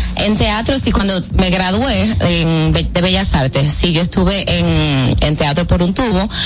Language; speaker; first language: Spanish; early bilingual, heritage; Spanish